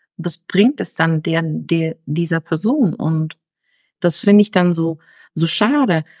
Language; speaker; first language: German; early bilingual, other home language; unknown